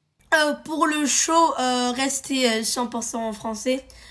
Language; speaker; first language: French; early bilingual, heritage; French